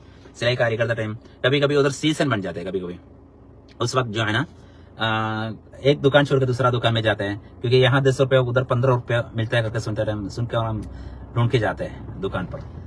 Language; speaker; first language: Hindi; non-native, local second language; Malayalam